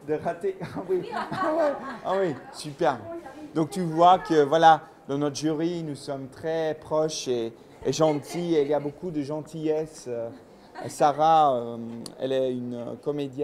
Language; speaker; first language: French; non-native, local second language; Dutch